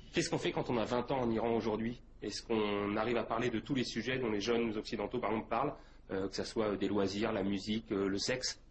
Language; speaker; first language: French; native; French